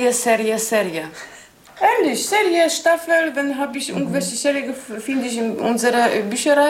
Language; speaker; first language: German; non-native, learner; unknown